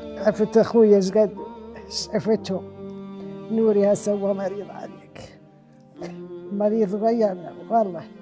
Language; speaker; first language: Arabic; non-native, local second language; Southern Kurdish